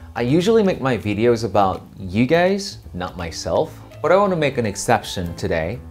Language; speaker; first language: English; non-native, fluent; Korean